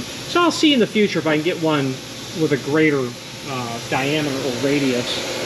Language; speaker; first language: English; native; English